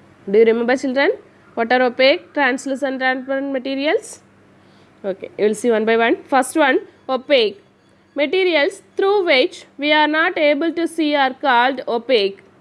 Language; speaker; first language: English; non-native, local second language; Tamil